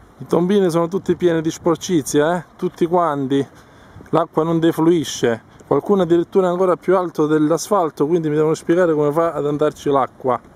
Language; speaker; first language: Italian; native; Italian